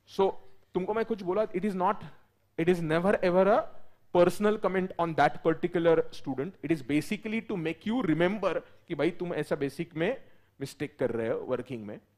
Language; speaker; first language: Hindi; non-native, local second language; Marathi